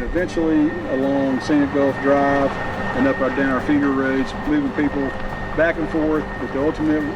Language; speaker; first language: English; native; English